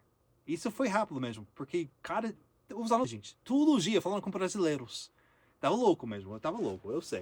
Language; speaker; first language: Portuguese; non-native, learner; English